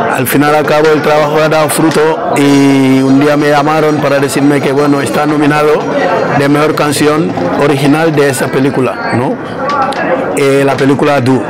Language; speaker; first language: Spanish; non-native, fluent; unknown